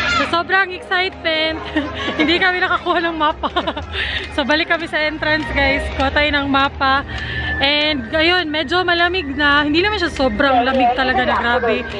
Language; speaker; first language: Filipino; non-native, local second language; Cebuano